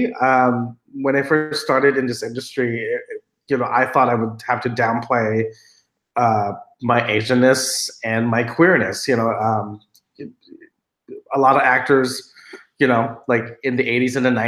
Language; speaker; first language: English; non-native, local second language; Filipino